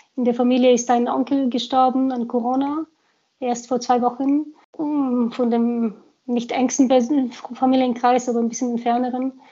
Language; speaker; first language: German; non-native, fluent; Bulgarian